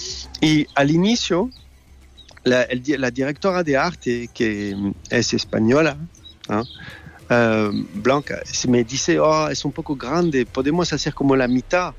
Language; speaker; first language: Spanish; non-native, fluent; French